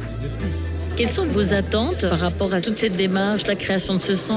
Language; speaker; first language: French; native; French